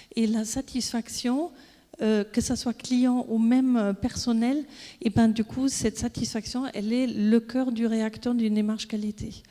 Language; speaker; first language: French; non-native, fluent; German